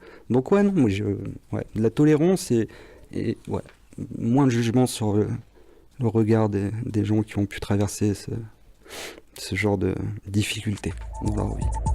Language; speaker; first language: French; native; French